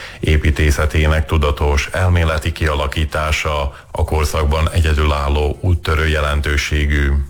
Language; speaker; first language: Hungarian; native; Hungarian